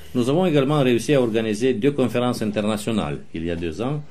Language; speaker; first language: French; non-native, fluent; Romanian